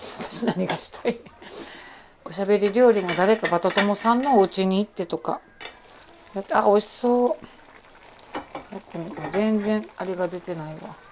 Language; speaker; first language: Japanese; native; Japanese